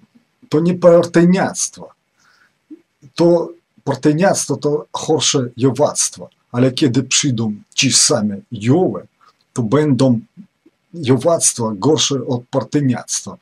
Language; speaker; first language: Polish; non-native, fluent; Ukrainian